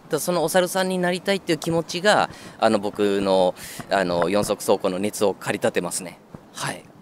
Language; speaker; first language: Japanese; native; Japanese